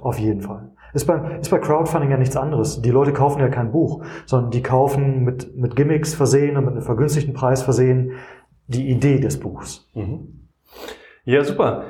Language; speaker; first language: German; native; German